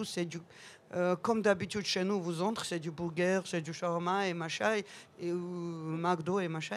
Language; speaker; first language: French; non-native, learner; Georgian